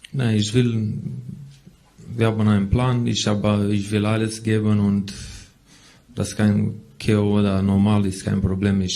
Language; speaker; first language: German; non-native, learner; Romanian